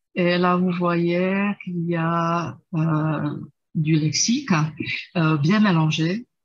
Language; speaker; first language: French; non-native, fluent; Czech